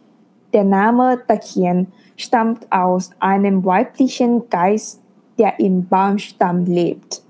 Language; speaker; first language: German; non-native, fluent; Thai